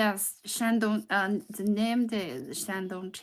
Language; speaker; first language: English; non-native, learner; Chinese